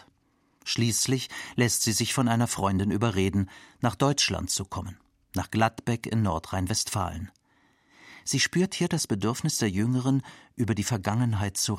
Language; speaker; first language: German; native; German